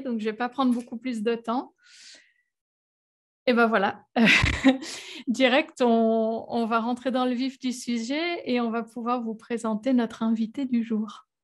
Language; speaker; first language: French; native; French